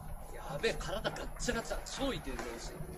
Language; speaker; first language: Japanese; native; Japanese